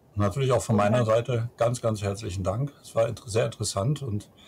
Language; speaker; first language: German; native; German